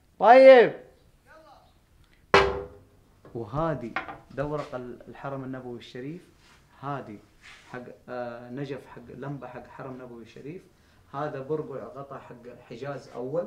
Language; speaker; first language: Arabic; non-native, learner; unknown